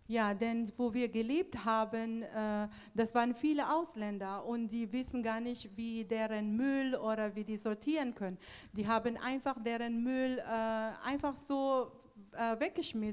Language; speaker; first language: German; non-native, fluent; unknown